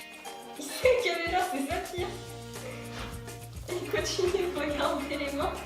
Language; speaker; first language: French; native; French